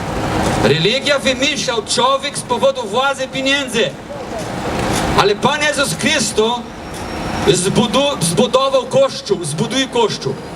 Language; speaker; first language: Polish; non-native, fluent; Portuguese